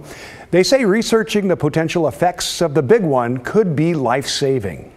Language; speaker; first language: English; native; English